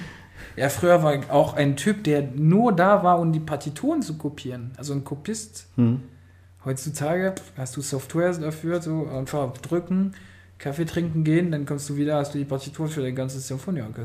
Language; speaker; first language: German; non-native, fluent; French